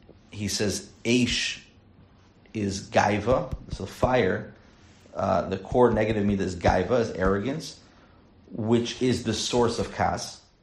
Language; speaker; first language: English; native; English